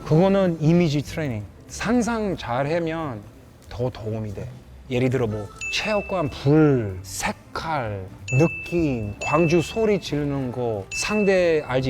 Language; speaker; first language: Korean; non-native, fluent; English